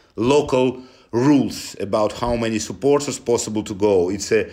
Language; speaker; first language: English; non-native, learner; Russian